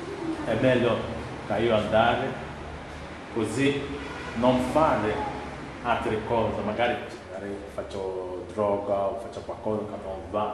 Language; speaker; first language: Italian; non-native, learner; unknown